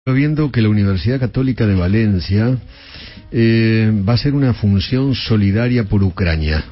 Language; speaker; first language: Spanish; native; Spanish